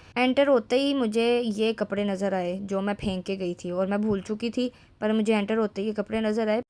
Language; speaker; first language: Urdu; native; Urdu